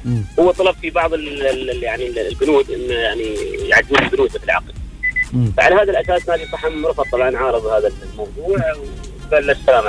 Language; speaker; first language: Arabic; native; Arabic